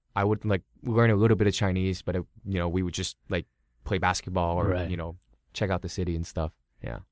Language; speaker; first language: English; early bilingual, other home language; Cantonese